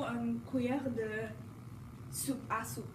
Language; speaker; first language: French; non-native, learner; English